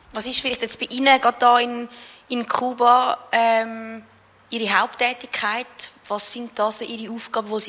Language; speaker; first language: German; native; German